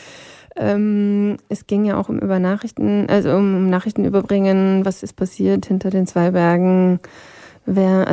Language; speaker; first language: German; non-native, local second language; Polish